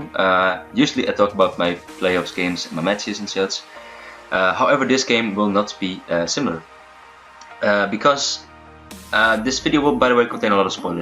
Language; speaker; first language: English; non-native, fluent; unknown